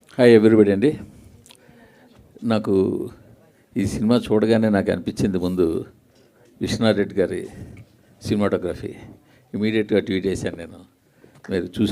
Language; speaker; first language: Telugu; native; Telugu